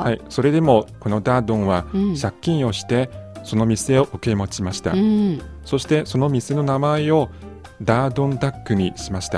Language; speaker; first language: Japanese; non-native, fluent; Chinese